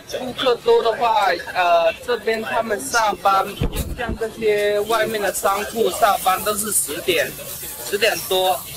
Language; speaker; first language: Chinese; native; Chinese